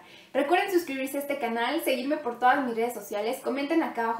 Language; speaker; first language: Spanish; native; Spanish